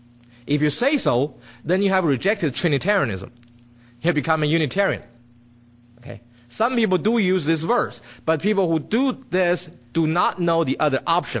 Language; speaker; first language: English; non-native, fluent; Chinese